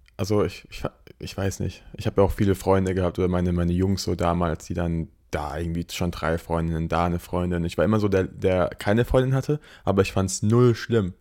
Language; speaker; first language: German; native; German